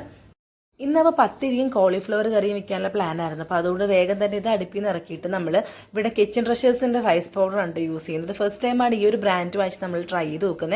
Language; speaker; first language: Malayalam; native; Malayalam